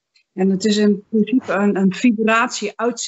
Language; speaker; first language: Dutch; native; Dutch